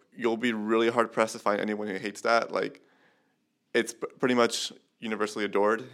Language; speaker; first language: English; native; English